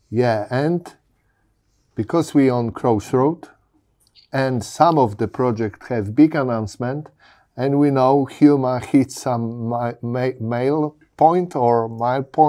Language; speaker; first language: English; non-native, learner; Polish